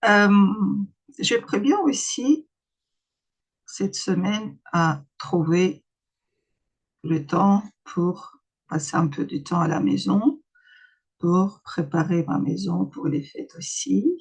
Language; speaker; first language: French; non-native, fluent; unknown